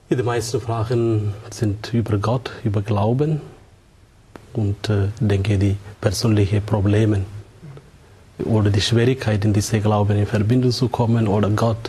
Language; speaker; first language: German; non-native, fluent; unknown